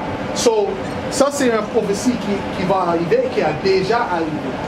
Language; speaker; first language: French; non-native, learner; English